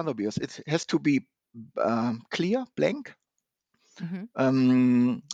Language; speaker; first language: English; non-native, fluent; German